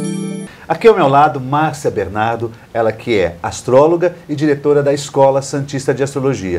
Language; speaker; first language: Portuguese; native; Portuguese